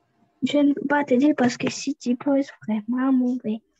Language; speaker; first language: French; non-native, learner; Russian